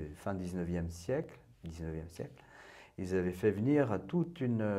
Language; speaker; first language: French; non-native, fluent; Persian